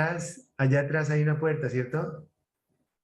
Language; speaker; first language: Spanish; native; Spanish